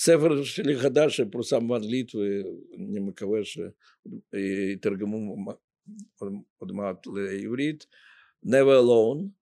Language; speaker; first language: Hebrew; non-native, fluent; Russian